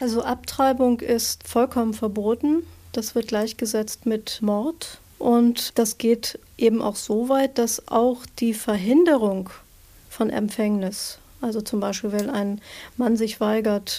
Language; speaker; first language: German; native; German